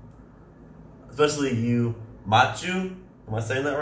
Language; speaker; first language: English; native; English